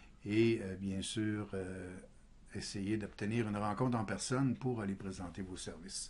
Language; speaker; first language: French; native; French